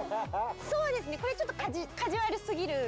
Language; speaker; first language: Japanese; native; Japanese